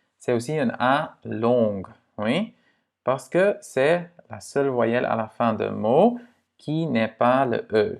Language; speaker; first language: French; non-native, fluent; Dutch